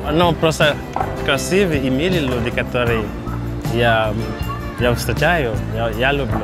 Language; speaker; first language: Russian; non-native, learner; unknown